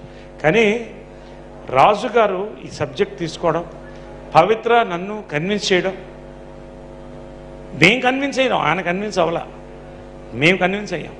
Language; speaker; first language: Telugu; native; Telugu